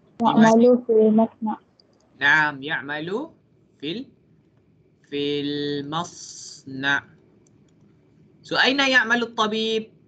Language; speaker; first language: Arabic; non-native, fluent; Malay